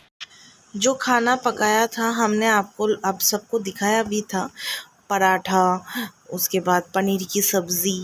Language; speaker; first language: Hindi; non-native, local second language; Bangla